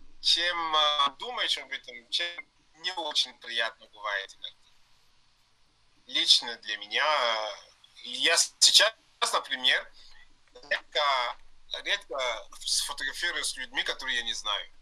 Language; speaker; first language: Russian; non-native, learner; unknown